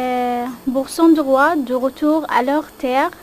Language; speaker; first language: French; non-native, learner; Arabic